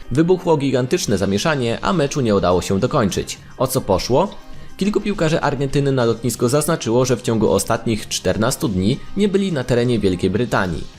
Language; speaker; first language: Polish; native; Polish